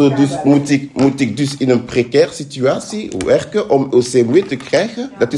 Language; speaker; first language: Dutch; non-native, fluent; French